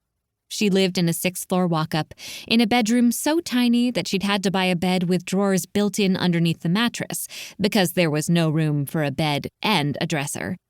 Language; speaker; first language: English; native; English